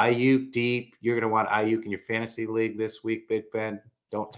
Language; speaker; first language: English; native; English